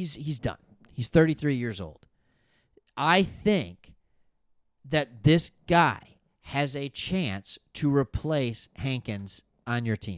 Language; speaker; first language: English; native; English